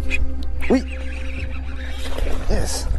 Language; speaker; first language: French; native; French